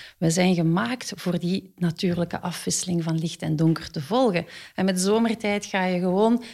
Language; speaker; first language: Dutch; native; Dutch